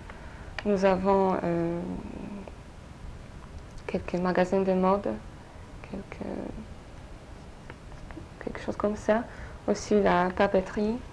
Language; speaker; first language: French; non-native, fluent; Polish